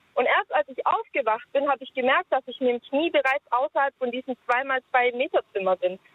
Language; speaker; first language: German; native; German